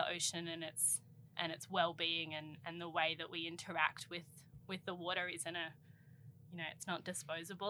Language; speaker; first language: English; native; English